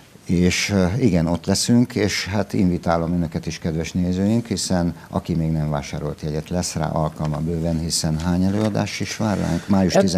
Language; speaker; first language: Hungarian; native; Hungarian